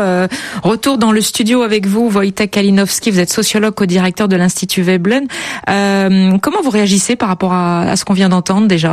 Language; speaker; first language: French; native; French